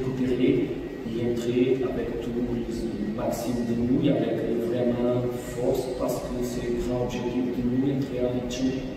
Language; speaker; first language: French; non-native, fluent; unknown